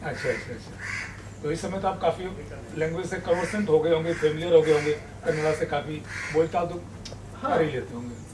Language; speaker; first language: Hindi; native; Hindi